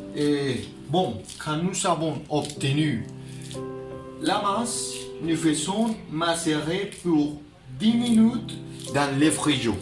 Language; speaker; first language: French; non-native, learner; Spanish